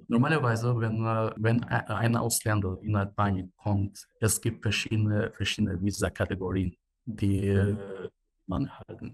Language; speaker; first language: German; non-native, fluent; Albanian